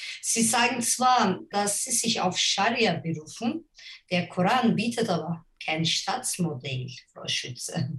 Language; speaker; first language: German; non-native, fluent; Turkish